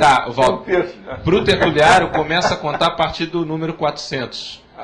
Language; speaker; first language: Portuguese; native; Portuguese